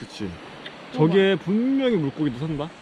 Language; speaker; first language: Korean; native; Korean